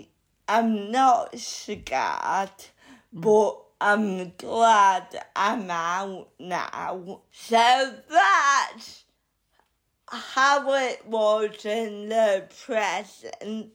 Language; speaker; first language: English; native; English